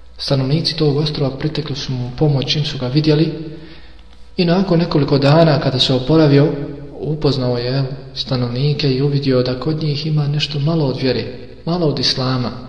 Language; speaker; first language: Bosnian; native; Bosnian